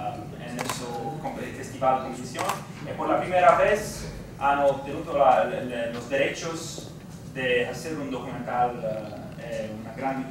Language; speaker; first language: Spanish; non-native, learner; Romanian